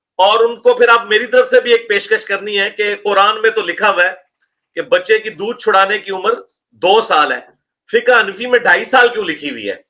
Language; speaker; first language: Urdu; non-native, local second language; Punjabi